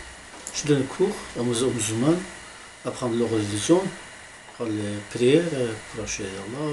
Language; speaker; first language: French; non-native, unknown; Arabic